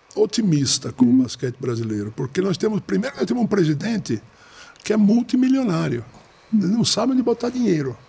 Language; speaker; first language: Portuguese; native; Portuguese